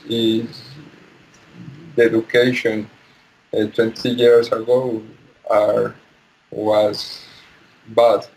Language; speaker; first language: English; non-native, learner; Spanish